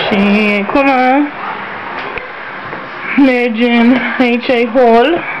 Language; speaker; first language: Romanian; early bilingual, heritage; Romanian